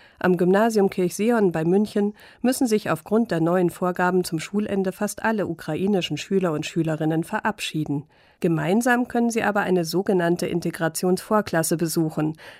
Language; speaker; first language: German; native; German